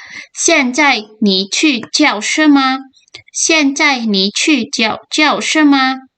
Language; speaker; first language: Chinese; non-native, fluent; Indonesian